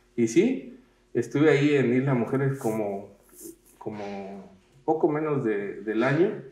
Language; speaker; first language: Spanish; native; Spanish